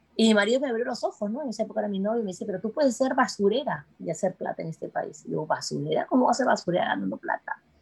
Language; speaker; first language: Spanish; native; Spanish